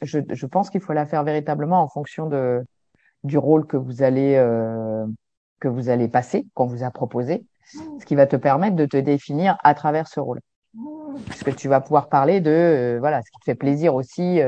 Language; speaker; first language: French; native; French